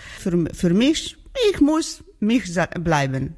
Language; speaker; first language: German; non-native, learner; Georgian